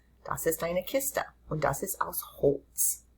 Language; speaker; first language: German; non-native, fluent; English